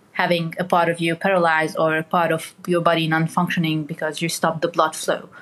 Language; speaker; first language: English; non-native, fluent; Arabic